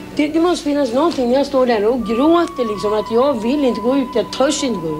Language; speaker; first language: Swedish; native; Swedish